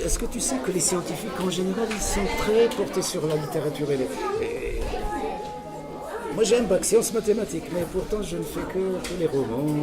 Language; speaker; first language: French; non-native, local second language; Arabic